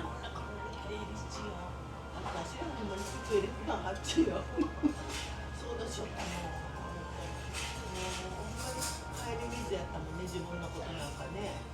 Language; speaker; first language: Japanese; native; Japanese